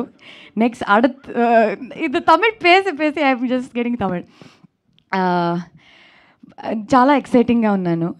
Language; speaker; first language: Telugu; non-native, learner; Kannada